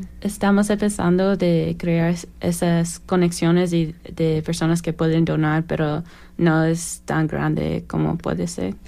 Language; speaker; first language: Spanish; non-native, learner; English